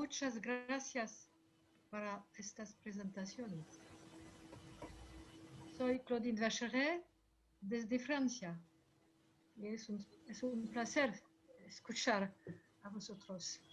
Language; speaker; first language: Spanish; non-native, fluent; French